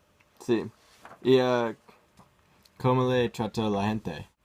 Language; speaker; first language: Spanish; non-native, learner; English